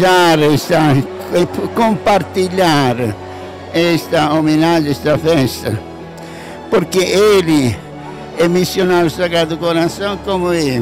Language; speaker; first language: Portuguese; non-native, fluent; Italian